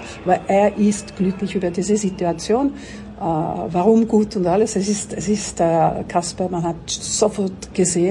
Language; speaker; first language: German; non-native, local second language; French